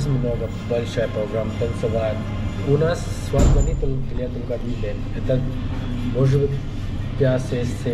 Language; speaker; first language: Russian; non-native, learner; Hindi